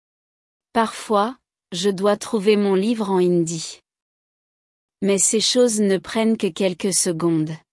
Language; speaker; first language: French; non-native, learner; Chinese